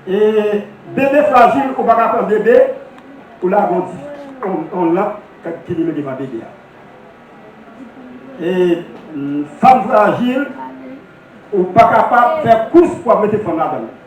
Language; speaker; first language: French; non-native, local second language; Haitian Creole